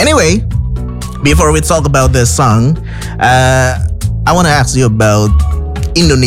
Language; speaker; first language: English; non-native, fluent; Indonesian